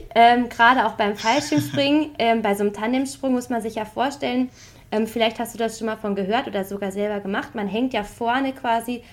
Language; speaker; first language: German; native; German